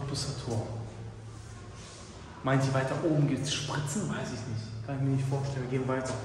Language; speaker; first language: German; native; German